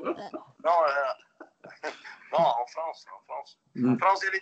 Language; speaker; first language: French; non-native, local second language; Dutch